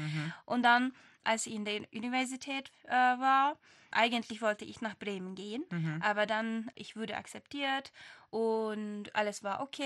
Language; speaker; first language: German; non-native, fluent; Turkish